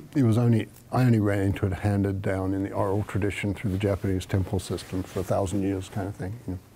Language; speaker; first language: English; native; English